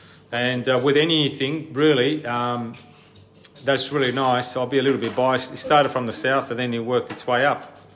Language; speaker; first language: English; early bilingual, other home language; Italian